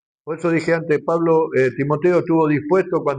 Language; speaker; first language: Spanish; native; Spanish